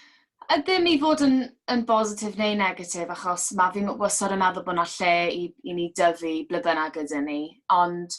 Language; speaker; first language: Welsh; native; Welsh